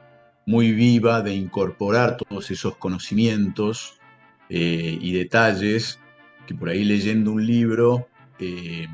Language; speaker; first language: Spanish; native; Spanish